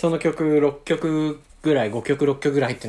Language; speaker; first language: Japanese; native; Japanese